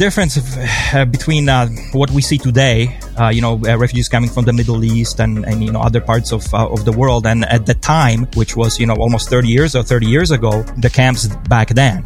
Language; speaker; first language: English; non-native, fluent; Polish